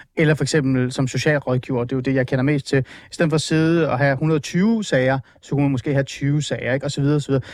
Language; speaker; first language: Danish; early bilingual, other home language; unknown